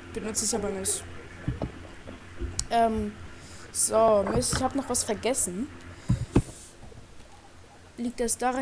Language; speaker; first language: German; early bilingual, other home language; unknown